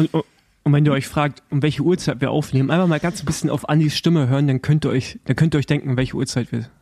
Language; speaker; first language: German; native; German